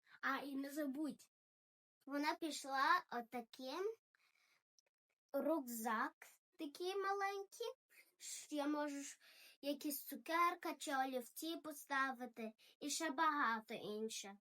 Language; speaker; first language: Ukrainian; early bilingual, heritage; Ukrainian